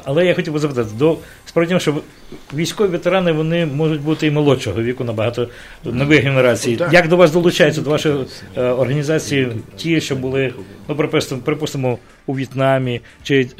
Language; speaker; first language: Ukrainian; native; Ukrainian